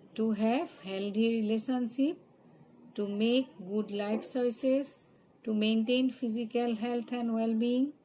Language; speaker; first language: English; non-native, local second language; Assamese